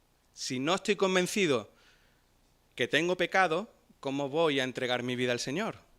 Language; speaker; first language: Spanish; native; Spanish